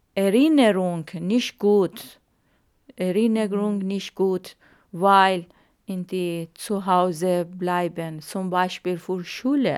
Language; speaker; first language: German; non-native, learner; Arabic